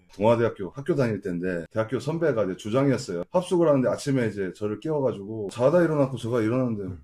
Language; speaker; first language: Korean; native; Korean